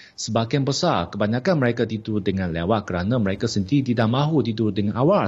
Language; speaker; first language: Malay; non-native, fluent; Chinese